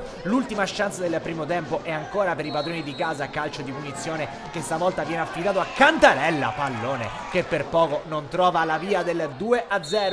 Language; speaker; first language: Italian; native; Italian